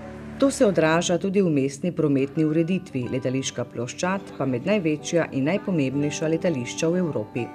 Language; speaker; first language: Slovenian; native; Slovenian